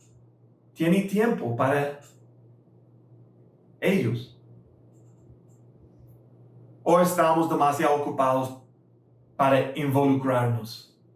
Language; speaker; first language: Spanish; non-native, fluent; English